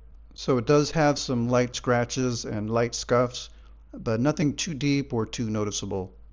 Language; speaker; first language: English; native; English